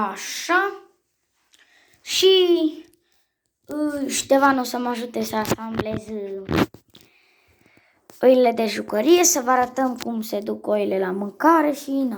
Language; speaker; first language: Romanian; native; Romanian